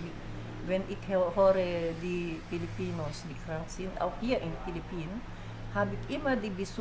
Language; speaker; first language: German; non-native, learner; Filipino